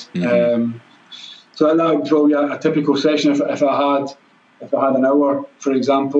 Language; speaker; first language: English; native; English